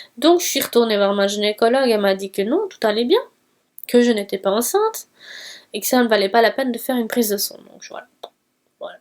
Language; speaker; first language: French; early bilingual, other home language; Portuguese